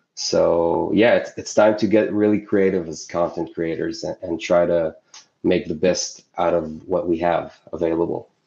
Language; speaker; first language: English; non-native, fluent; Hebrew